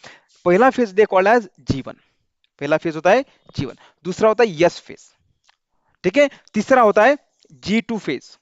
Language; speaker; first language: Hindi; non-native, local second language; Marathi